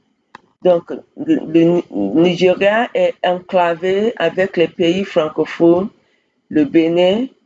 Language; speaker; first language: French; non-native, fluent; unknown